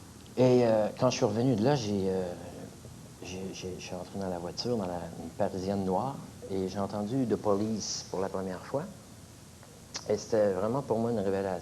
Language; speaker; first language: French; native; French